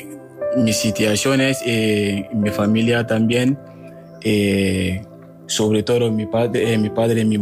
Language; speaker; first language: Spanish; non-native, learner; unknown